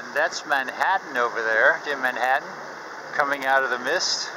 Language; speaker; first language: English; non-native, fluent; Danish